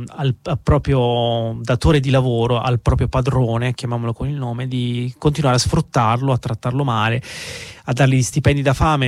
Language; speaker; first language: Italian; native; Italian